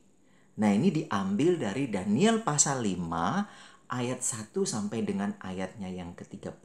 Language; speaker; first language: Malay; native; Malay